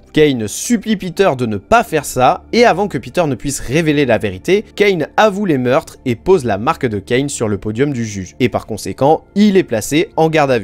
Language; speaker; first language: French; native; French